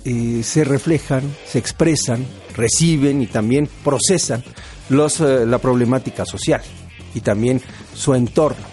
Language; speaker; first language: Spanish; native; Spanish